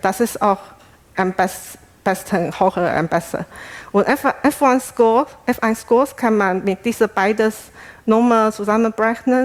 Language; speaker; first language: German; non-native, learner; Chinese